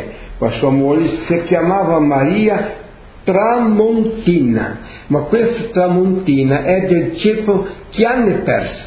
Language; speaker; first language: Italian; early bilingual, heritage; Portuguese